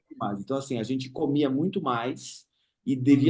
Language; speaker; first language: Portuguese; native; Portuguese